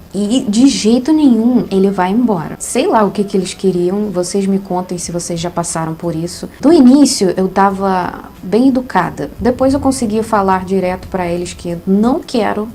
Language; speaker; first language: Portuguese; non-native, fluent; Russian